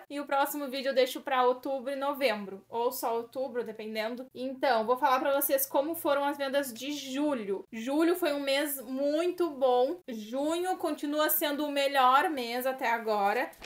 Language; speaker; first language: Portuguese; native; Portuguese